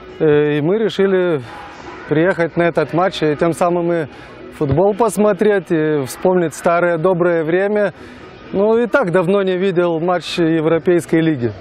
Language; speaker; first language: Russian; non-native, local second language; Lithuanian